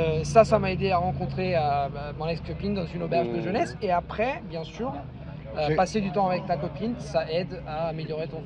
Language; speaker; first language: French; non-native, fluent; Italian